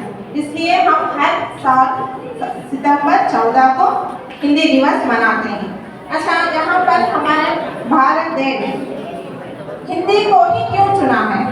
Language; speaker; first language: Hindi; non-native, local second language; Telugu